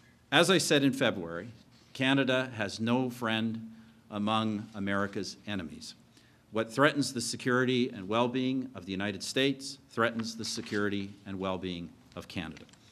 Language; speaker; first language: English; native; English